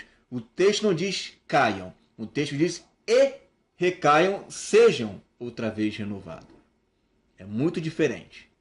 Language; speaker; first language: Portuguese; native; Portuguese